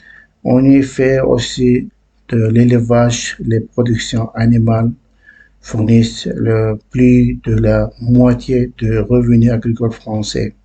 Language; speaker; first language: French; non-native, learner; Uzbek